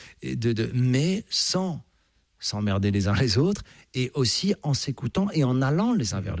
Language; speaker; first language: French; native; French